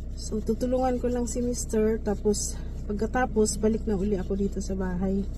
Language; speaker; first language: Filipino; non-native, local second language; Cebuano